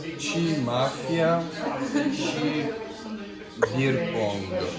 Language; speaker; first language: Ukrainian; non-native, learner; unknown